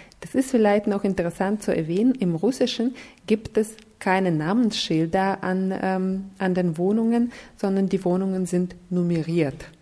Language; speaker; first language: German; non-native, fluent; Russian